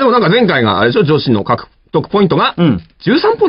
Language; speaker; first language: Japanese; native; Japanese